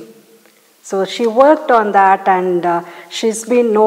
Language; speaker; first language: English; non-native, local second language; Malayalam